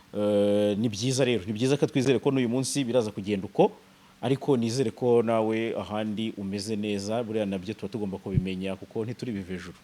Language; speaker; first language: Kinyarwanda; native; Kinyarwanda